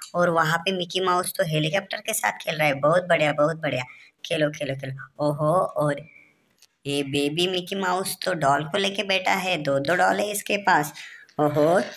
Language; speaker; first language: Hindi; native; Hindi